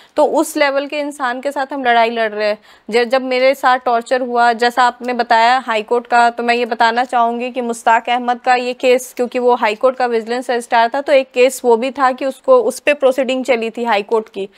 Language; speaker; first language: Hindi; native; Hindi